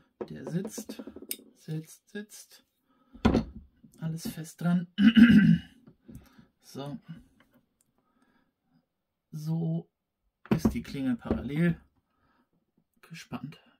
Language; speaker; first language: German; native; German